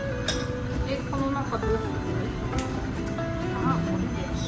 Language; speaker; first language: Japanese; non-native, learner; German